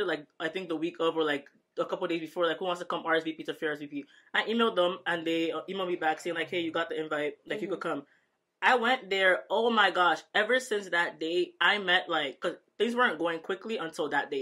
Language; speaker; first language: English; native; English